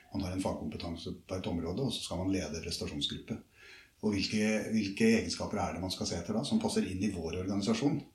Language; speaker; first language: Norwegian; native; Norwegian